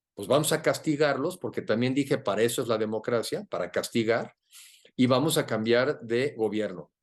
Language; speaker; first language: Spanish; native; Spanish